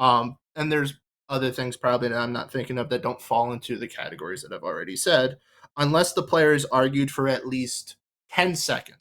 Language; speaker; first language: English; native; English